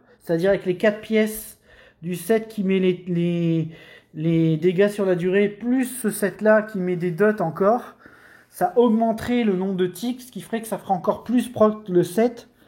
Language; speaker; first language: French; native; French